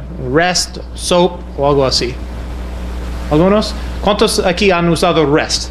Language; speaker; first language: Spanish; non-native, fluent; English